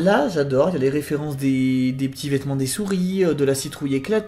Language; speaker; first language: French; native; French